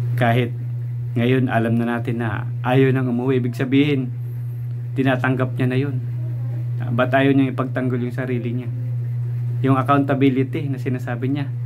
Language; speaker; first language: Filipino; non-native, local second language; Bikol